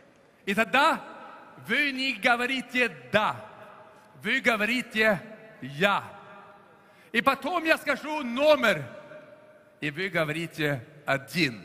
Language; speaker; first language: Russian; non-native, fluent; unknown